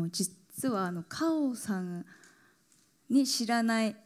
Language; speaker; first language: Japanese; non-native, fluent; Korean